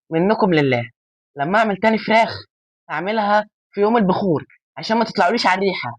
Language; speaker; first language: Arabic; native; Arabic